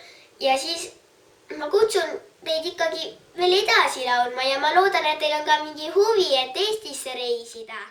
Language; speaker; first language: Estonian; early bilingual, heritage; Estonian